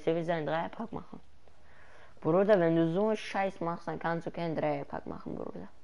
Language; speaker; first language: German; early bilingual, other home language; Persian